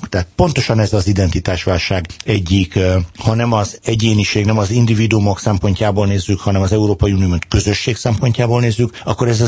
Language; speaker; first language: Hungarian; native; Hungarian